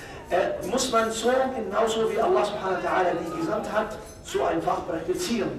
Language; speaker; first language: German; non-native, fluent; Arabic